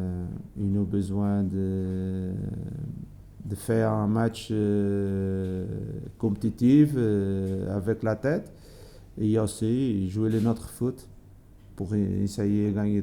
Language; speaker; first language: French; non-native, learner; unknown